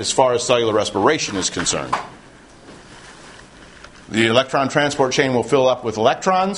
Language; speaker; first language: English; native; English